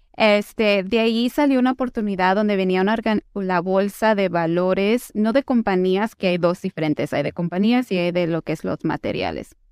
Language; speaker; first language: Spanish; early bilingual, heritage; Spanish